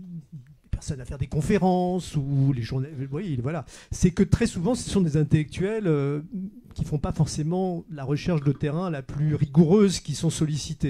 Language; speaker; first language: French; native; French